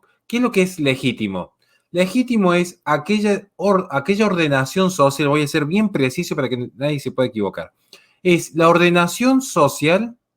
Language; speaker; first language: Spanish; native; Spanish